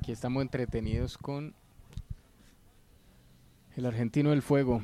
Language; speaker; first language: Spanish; native; Spanish